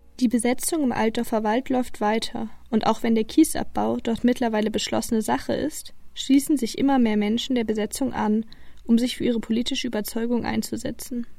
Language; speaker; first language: German; native; German